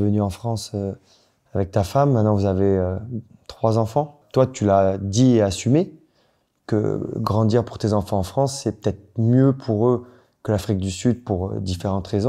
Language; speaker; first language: French; native; French